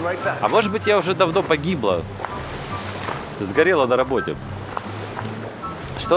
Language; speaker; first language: Russian; native; Russian